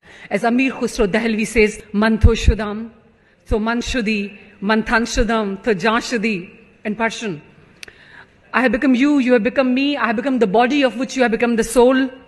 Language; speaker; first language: English; non-native, local second language; Punjabi